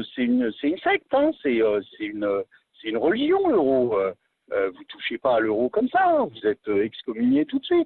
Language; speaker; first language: French; native; French